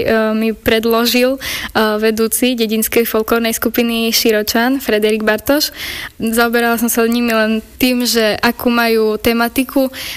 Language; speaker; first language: Slovak; native; Slovak